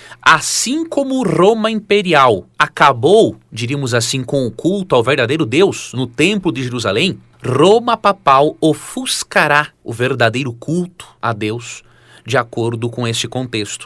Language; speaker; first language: Portuguese; native; Portuguese